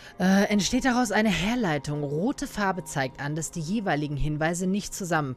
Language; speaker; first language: German; native; German